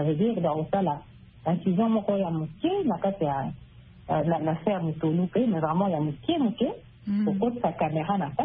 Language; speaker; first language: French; non-native, local second language; Lingala